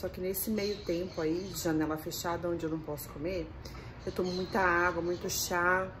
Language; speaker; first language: Portuguese; native; Portuguese